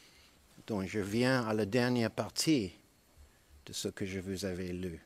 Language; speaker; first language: French; non-native, fluent; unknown